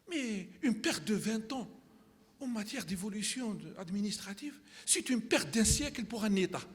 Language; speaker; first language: French; non-native, local second language; Arabic